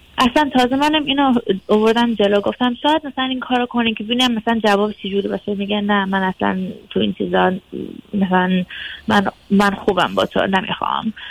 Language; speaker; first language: Persian; early bilingual, heritage; Persian